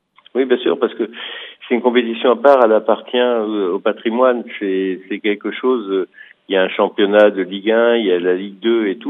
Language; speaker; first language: French; native; French